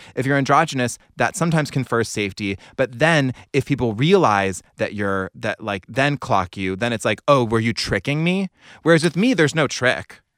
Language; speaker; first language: English; native; English